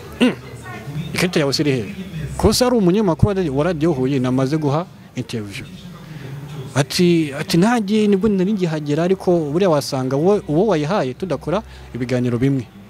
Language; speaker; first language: Kinyarwanda; early bilingual, heritage; Kinyarwanda